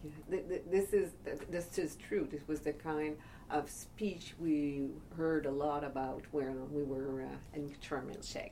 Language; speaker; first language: English; non-native, fluent; French